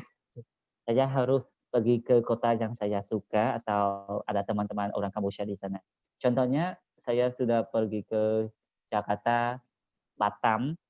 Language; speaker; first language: Indonesian; non-native, learner; Khmer